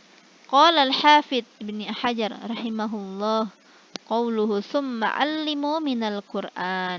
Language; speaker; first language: Arabic; non-native, fluent; Indonesian